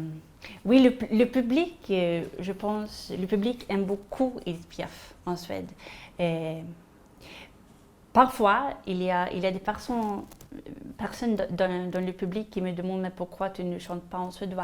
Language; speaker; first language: French; non-native, fluent; Swedish